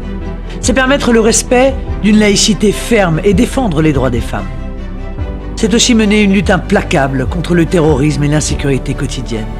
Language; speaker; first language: French; native; French